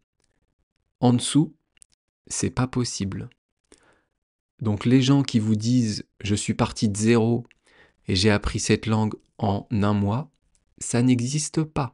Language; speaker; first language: French; native; French